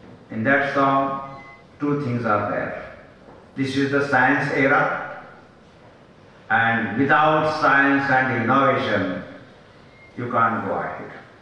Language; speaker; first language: English; non-native, local second language; Marathi